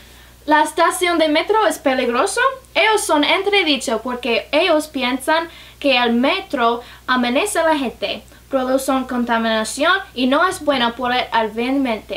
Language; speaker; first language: Spanish; non-native, learner; English